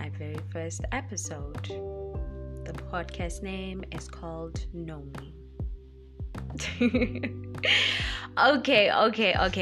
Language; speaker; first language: English; non-native, local second language; Zulu